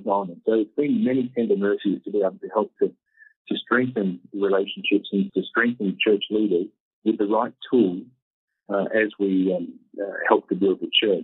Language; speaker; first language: English; native; English